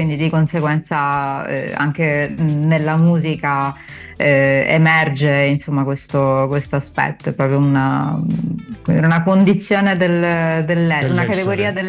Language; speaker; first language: Italian; non-native, local second language; Sicilian